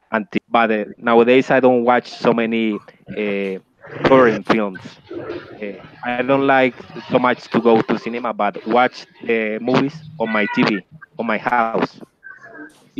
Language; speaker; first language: English; non-native, learner; Spanish